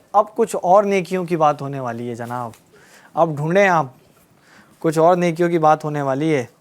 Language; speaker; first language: Urdu; native; Urdu